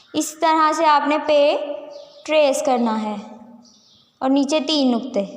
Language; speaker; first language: Urdu; non-native, local second language; Punjabi